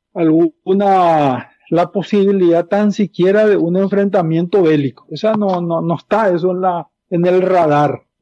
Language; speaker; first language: Spanish; native; Spanish